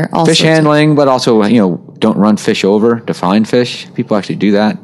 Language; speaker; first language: English; native; English